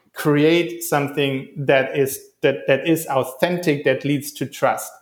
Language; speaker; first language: English; non-native, fluent; German